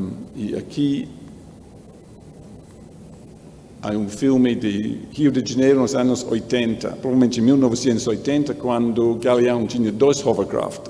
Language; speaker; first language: Portuguese; non-native, learner; English